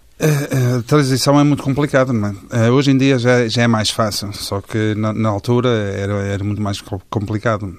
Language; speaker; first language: Portuguese; early bilingual, heritage; Portuguese